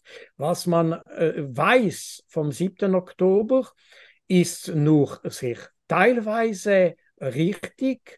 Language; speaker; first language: German; non-native, fluent; French